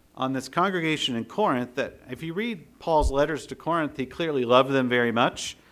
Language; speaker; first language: English; native; English